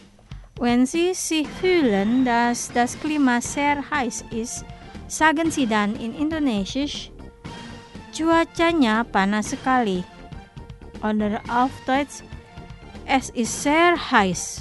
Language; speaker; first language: German; non-native, fluent; Indonesian